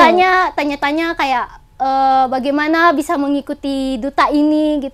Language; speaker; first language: Indonesian; native; Indonesian